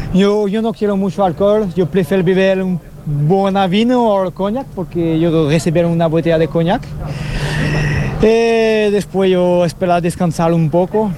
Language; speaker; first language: Spanish; non-native, learner; French